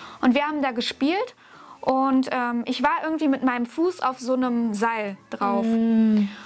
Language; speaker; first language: German; early bilingual, other home language; Russian